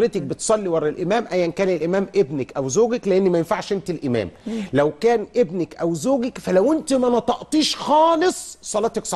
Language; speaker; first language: Arabic; native; Arabic